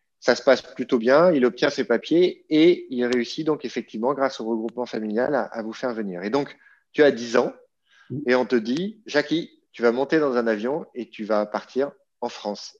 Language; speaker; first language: French; native; French